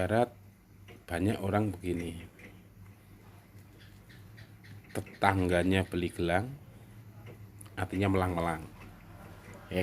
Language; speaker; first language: Indonesian; native; Indonesian